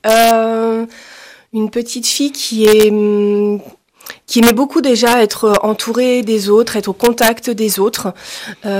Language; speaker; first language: French; native; French